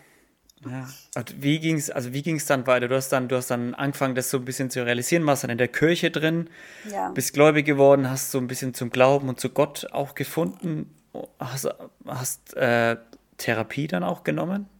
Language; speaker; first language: German; native; German